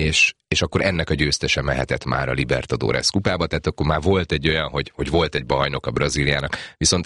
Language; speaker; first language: Hungarian; native; Hungarian